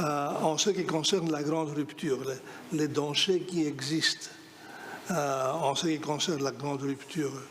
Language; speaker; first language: French; non-native, fluent; Greek